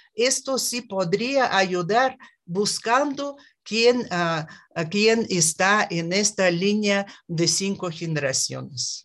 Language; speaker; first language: Spanish; non-native, learner; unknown